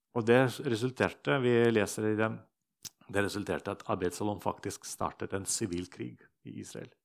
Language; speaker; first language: Norwegian; non-native, fluent; Russian